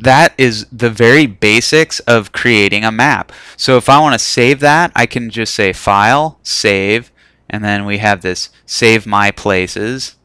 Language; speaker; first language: English; native; English